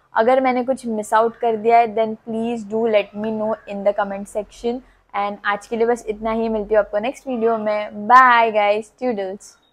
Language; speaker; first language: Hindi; non-native, local second language; Tulu